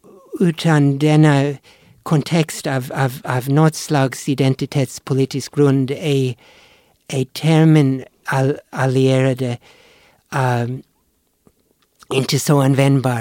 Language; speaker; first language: Swedish; non-native, fluent; English